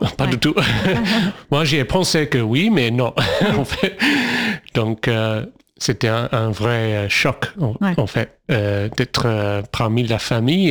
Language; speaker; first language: French; non-native, fluent; English